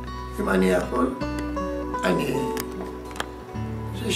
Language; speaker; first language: Hebrew; non-native, fluent; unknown